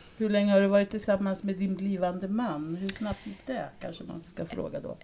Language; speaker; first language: Swedish; early bilingual, other home language; Spanish